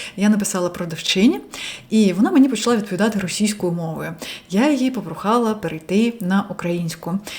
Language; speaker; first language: Ukrainian; non-native, local second language; Russian